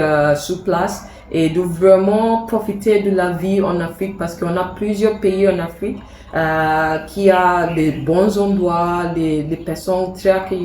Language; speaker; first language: French; non-native, fluent; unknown